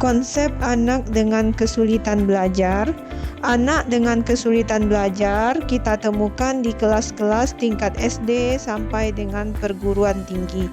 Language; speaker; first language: Indonesian; native; Indonesian